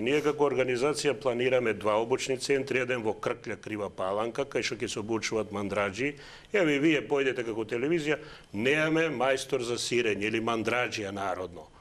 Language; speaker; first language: Macedonian; native; Macedonian